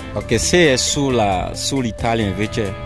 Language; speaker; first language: Italian; non-native, fluent; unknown